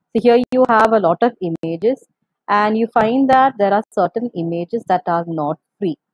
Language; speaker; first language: English; non-native, local second language; Malayalam